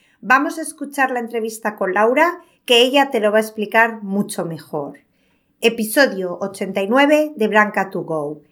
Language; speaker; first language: Spanish; native; Spanish